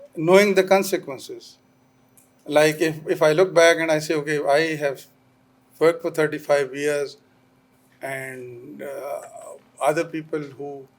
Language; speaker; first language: English; non-native, local second language; Urdu